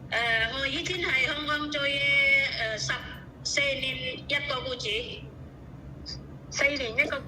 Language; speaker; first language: Cantonese; non-native, learner; Indonesian